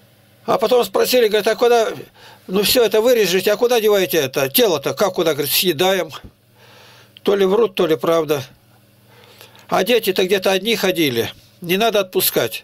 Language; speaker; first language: Russian; native; Russian